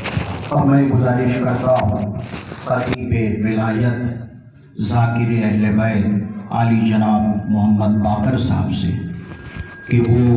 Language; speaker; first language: Urdu; native; Urdu